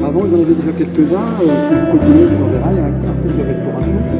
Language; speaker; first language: French; native; French